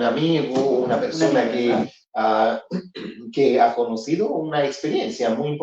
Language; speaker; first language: Spanish; non-native, fluent; Haitian Creole